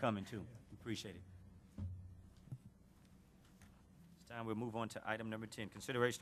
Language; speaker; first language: English; native; English